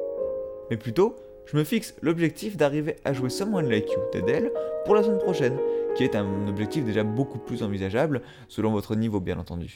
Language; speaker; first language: French; native; French